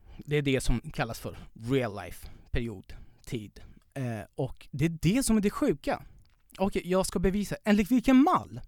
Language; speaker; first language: Swedish; non-native, fluent; Persian